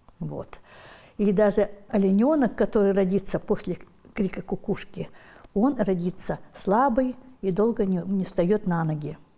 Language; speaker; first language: Russian; non-native, local second language; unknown